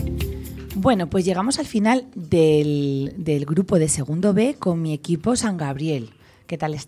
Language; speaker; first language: Spanish; native; Spanish